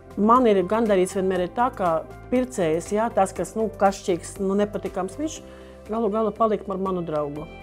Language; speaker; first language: Latvian; non-native, local second language; Russian